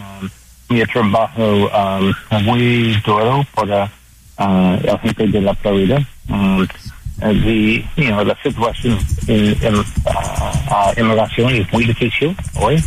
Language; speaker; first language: Spanish; non-native, learner; English